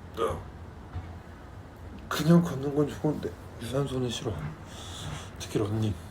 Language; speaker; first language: Korean; native; Korean